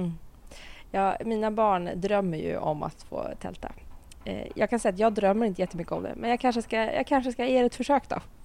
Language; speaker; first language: Swedish; native; Swedish